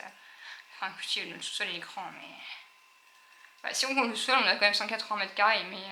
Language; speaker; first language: French; native; French